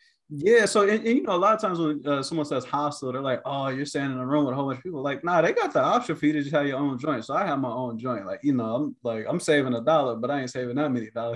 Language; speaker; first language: English; native; English